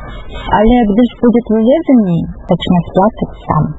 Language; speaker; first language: Czech; non-native, fluent; Russian